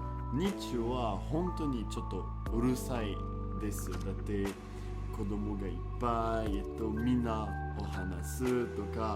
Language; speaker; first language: Japanese; non-native, learner; French